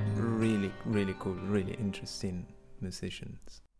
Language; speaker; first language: English; non-native, learner; Spanish